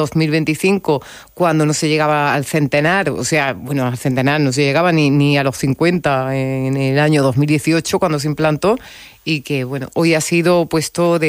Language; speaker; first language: Spanish; native; Spanish